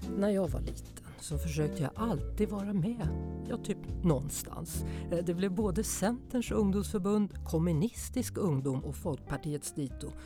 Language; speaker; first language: Swedish; native; Swedish